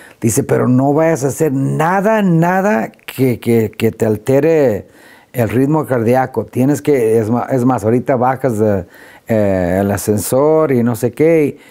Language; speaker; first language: Spanish; early bilingual, heritage; Spanish